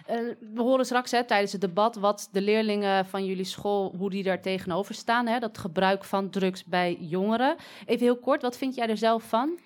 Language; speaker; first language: Dutch; native; Dutch